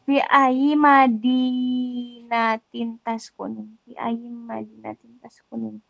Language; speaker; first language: Arabic; non-native, learner; Indonesian